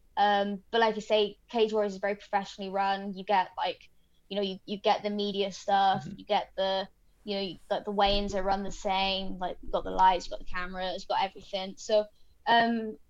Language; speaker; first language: English; native; English